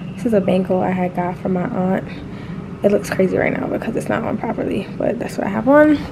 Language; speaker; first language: English; native; English